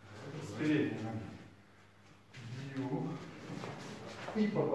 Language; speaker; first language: Russian; native; Russian